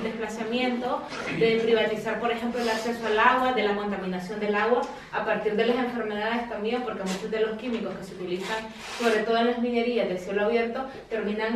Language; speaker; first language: Spanish; native; Spanish